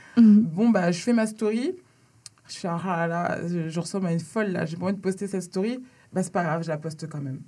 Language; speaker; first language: French; early bilingual, other home language; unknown